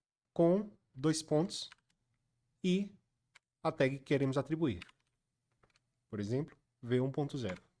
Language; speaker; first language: Portuguese; native; Portuguese